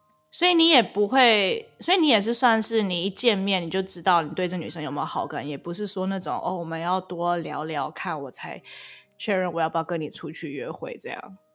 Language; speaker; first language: Chinese; early bilingual, other home language; English